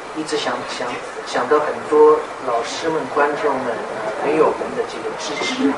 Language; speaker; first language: Chinese; native; Chinese